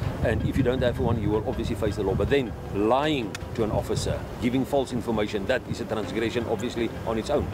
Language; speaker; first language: English; non-native, local second language; Afrikaans